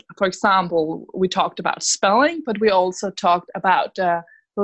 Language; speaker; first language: English; non-native, fluent; Danish